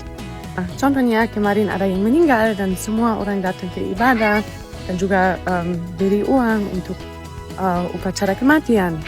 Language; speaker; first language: Indonesian; non-native, fluent; German